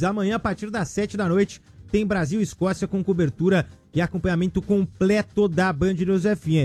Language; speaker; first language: Portuguese; native; Portuguese